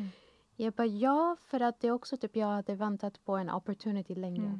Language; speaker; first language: Swedish; non-native, fluent; Arabic